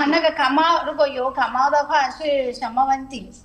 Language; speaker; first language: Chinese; non-native, learner; Telugu